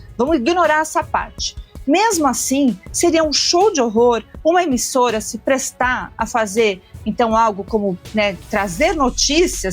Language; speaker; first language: Portuguese; native; Portuguese